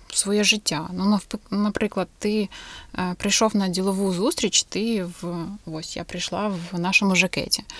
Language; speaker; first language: Ukrainian; non-native, local second language; Russian